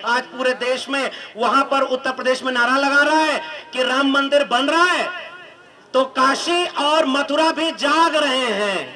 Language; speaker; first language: Hindi; native; Hindi